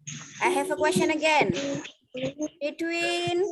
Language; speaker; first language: English; non-native, local second language; Indonesian